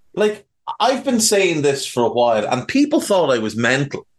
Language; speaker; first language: English; native; English